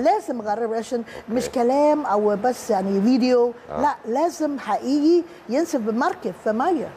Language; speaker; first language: Arabic; non-native, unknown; Cantonese